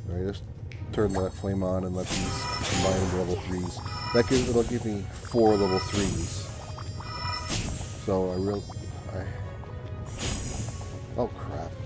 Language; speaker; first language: English; native; English